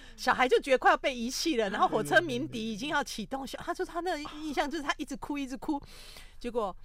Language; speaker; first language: Chinese; native; Chinese